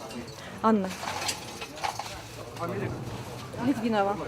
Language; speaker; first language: Russian; native; Russian